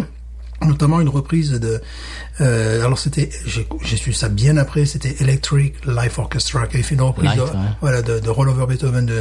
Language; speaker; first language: French; native; French